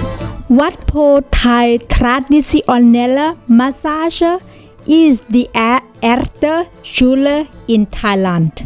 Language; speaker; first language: German; non-native, learner; Thai